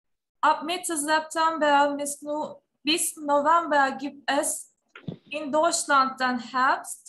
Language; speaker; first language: German; non-native, learner; Turkish